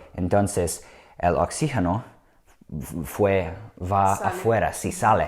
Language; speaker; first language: Spanish; non-native, learner; English